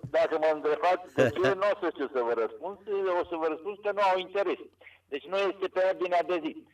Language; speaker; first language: Romanian; non-native, local second language; Serbian